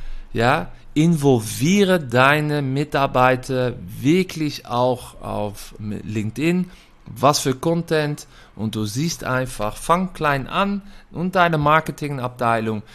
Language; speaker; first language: German; non-native, fluent; Dutch